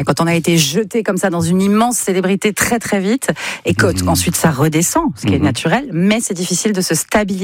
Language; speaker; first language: French; native; French